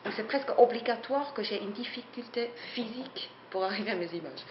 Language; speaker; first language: French; non-native, fluent; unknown